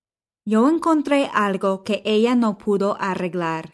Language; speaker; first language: Spanish; non-native, fluent; English